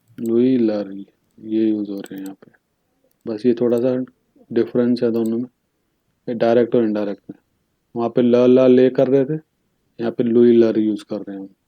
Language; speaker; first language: Hindi; native; Hindi